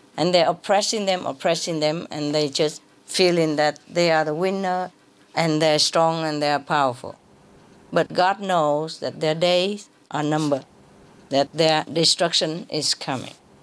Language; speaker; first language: English; non-native, fluent; Vietnamese